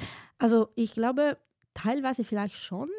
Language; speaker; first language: German; non-native, fluent; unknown